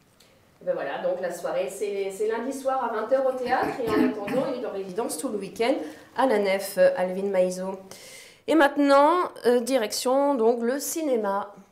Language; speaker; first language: French; native; French